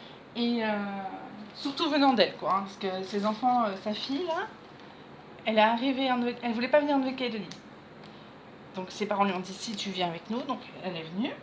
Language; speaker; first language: French; native; French